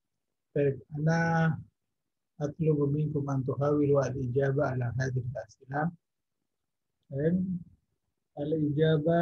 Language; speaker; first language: Arabic; non-native, fluent; Indonesian